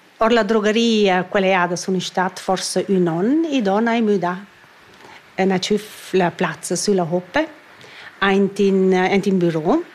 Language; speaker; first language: Italian; non-native, fluent; Romansh